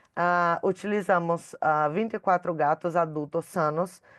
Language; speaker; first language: Spanish; non-native, learner; Portuguese